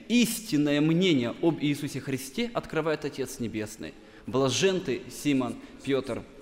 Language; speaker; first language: Russian; non-native, local second language; Bulgarian